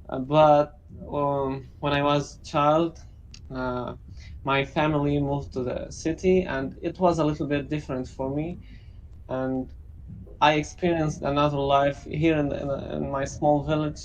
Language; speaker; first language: English; non-native, learner; Arabic